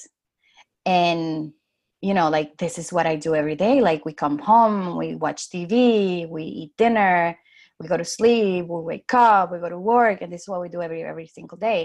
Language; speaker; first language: English; non-native, fluent; Spanish